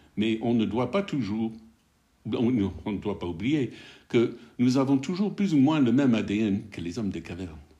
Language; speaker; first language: French; non-native, fluent; English